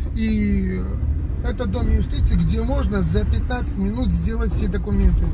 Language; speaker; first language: Russian; non-native, local second language; Georgian